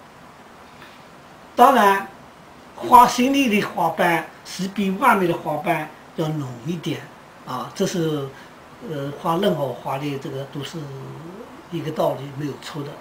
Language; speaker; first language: Chinese; native; Chinese